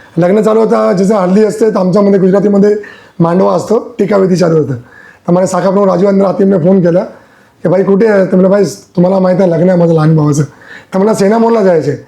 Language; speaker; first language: Marathi; non-native, local second language; Gujarati